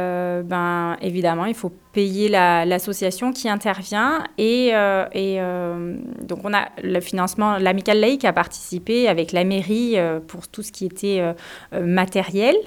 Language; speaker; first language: French; native; French